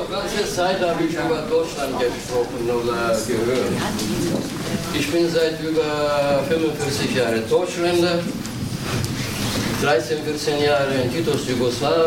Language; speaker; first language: German; non-native, learner; Turkish